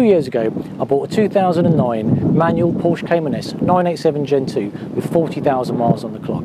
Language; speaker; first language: English; native; English